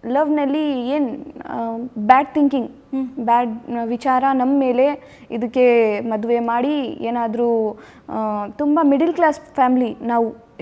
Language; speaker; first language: Kannada; non-native, local second language; Urdu